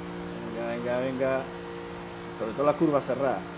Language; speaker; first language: Spanish; native; Spanish